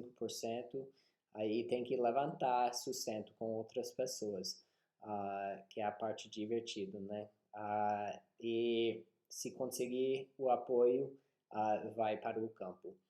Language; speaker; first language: Portuguese; non-native, fluent; English